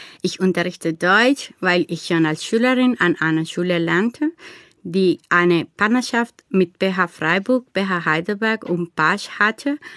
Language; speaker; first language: German; non-native, fluent; Spanish